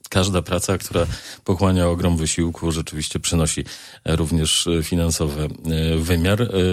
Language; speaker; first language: Polish; native; Polish